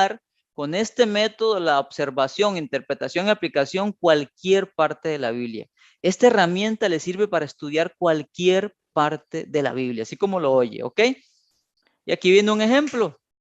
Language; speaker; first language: Spanish; native; Spanish